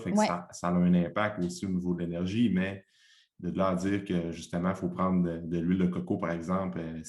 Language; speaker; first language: French; native; French